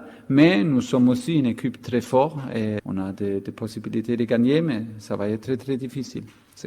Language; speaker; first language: French; non-native, fluent; German